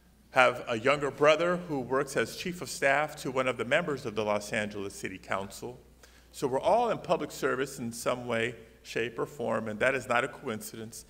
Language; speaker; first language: English; early bilingual, other home language; Spanish